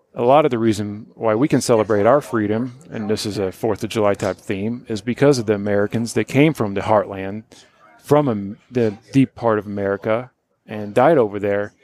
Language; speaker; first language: English; early bilingual, other home language; Polish